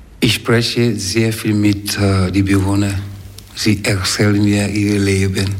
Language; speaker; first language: German; non-native, fluent; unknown